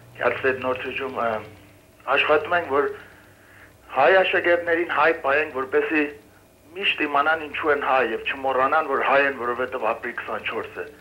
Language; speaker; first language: Armenian; early bilingual, heritage; Armenian